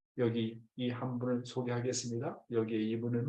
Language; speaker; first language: Korean; native; Korean